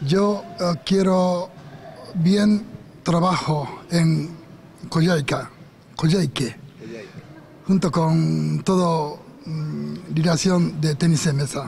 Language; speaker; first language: Spanish; non-native, learner; Japanese